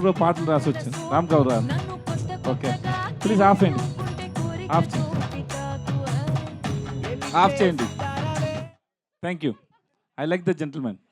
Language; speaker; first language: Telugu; non-native, learner; Tamil